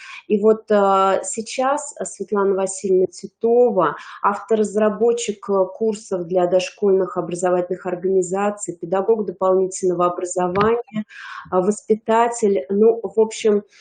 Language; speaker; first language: Russian; native; Russian